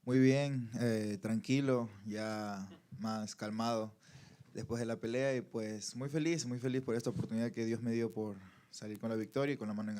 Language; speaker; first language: Spanish; native; Spanish